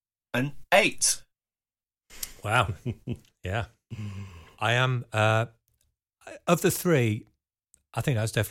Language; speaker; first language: English; native; English